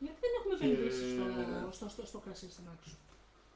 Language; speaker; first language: Greek; native; Greek